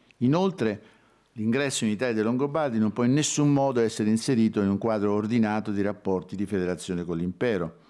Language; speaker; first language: Italian; native; Italian